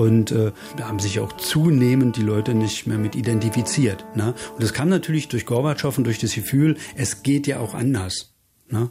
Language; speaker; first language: German; native; German